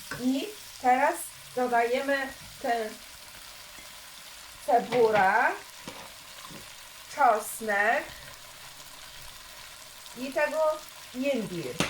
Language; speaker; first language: Polish; non-native, learner; Chinese